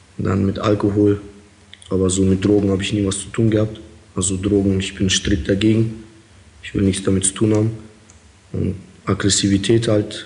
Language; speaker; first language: German; early bilingual, other home language; Russian